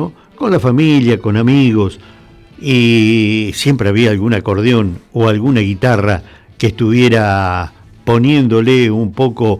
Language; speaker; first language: Spanish; native; Spanish